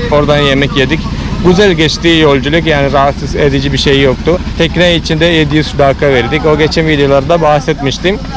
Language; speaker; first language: Turkish; non-native, fluent; Malayalam